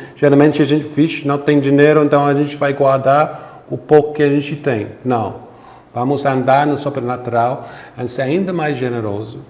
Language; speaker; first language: Portuguese; non-native, fluent; English